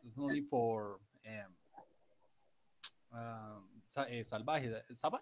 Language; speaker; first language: English; non-native, learner; Spanish